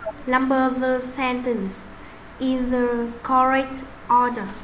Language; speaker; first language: English; non-native, learner; Vietnamese